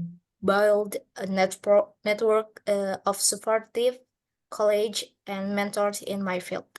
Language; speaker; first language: English; non-native, learner; Indonesian